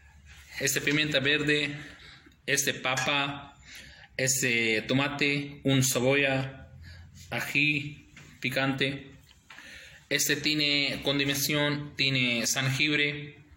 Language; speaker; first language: Spanish; non-native, learner; Urdu